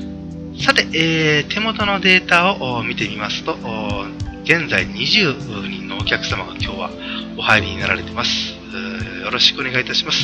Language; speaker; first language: Japanese; native; Japanese